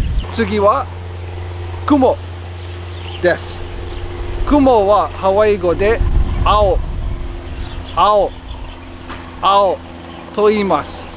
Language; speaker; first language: Japanese; non-native, fluent; English